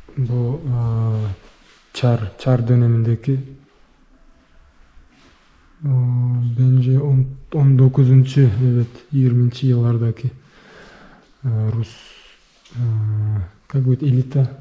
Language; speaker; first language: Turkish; non-native, learner; Bashkir